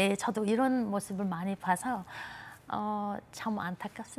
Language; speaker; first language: Korean; non-native, fluent; Mongolian